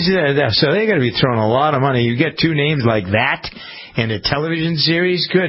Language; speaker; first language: English; native; English